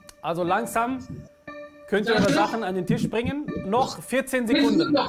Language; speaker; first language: German; native; German